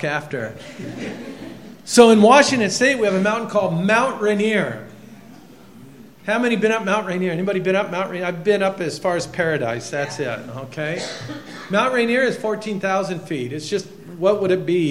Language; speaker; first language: English; native; English